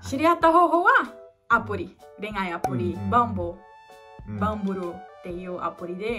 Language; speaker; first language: Japanese; non-native, learner; Portuguese